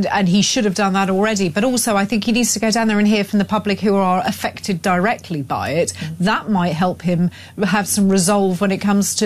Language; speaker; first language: English; native; English